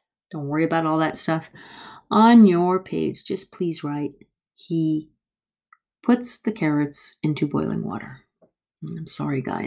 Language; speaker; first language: English; native; English